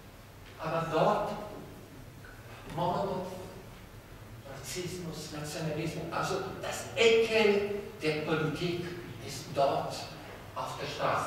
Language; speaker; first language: German; non-native, fluent; Italian